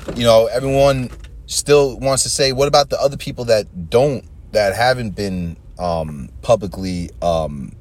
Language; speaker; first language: English; native; English